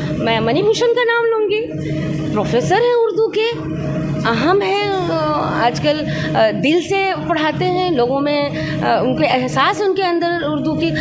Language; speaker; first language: Urdu; native; Urdu